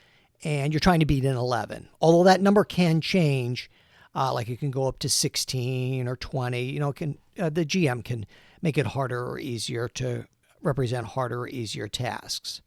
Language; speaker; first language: English; native; English